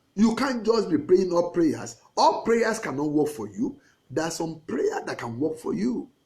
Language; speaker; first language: English; non-native, local second language; Yoruba